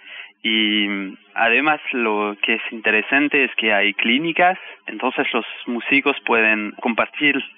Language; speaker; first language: Spanish; non-native, fluent; French